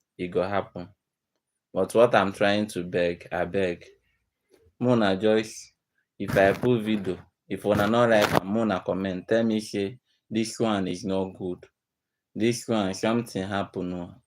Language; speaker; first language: Nigerian Pidgin; non-native, local second language; Igbo